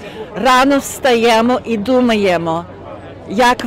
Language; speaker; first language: Ukrainian; early bilingual, heritage; Ukrainian